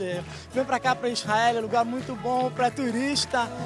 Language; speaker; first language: Portuguese; non-native, learner; Hebrew